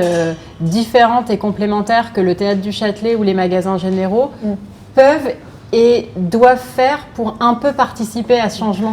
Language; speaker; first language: French; native; French